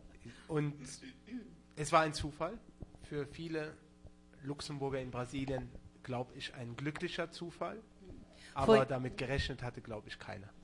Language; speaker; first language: German; non-native, local second language; Luxembourgish